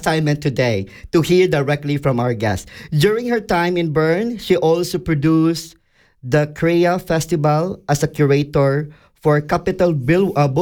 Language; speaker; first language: English; non-native, local second language; Cebuano